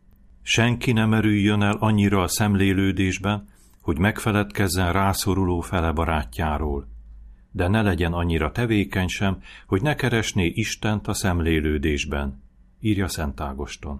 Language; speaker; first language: Hungarian; native; Hungarian